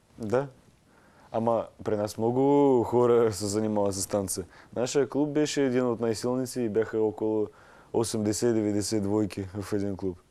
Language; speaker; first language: Bulgarian; non-native, fluent; Russian